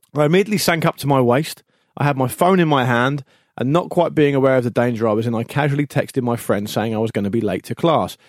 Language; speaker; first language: English; native; English